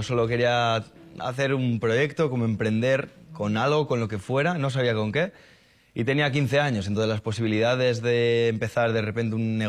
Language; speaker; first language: Spanish; native; Spanish